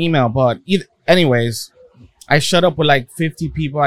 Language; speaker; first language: English; early bilingual, other home language; Spanish